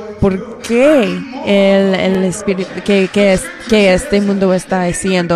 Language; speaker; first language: Spanish; non-native, learner; English